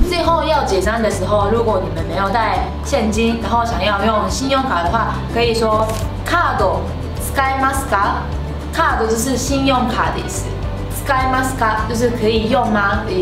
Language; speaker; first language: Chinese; non-native, fluent; Japanese